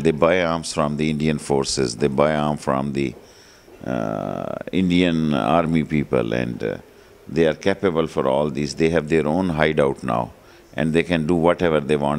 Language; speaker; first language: English; non-native, local second language; Punjabi